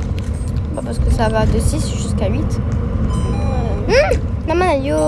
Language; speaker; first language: French; native; French